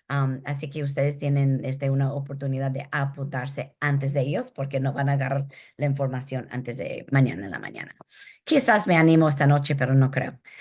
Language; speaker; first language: Spanish; early bilingual, heritage; Spanish